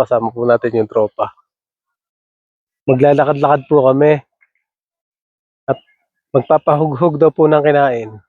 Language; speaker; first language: Filipino; native; Filipino